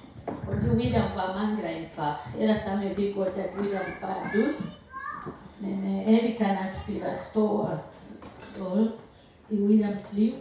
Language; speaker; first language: Danish; non-native, learner; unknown